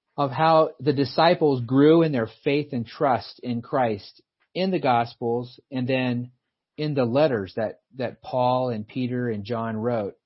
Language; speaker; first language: English; native; English